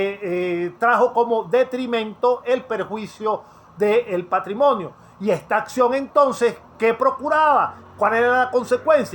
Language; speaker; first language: Spanish; native; Spanish